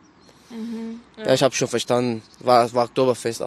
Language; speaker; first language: German; non-native, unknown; Arabic